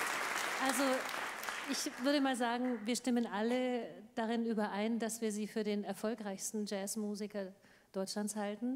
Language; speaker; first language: German; native; German